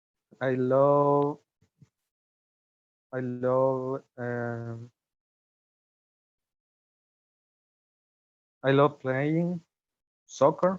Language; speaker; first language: English; non-native, learner; Spanish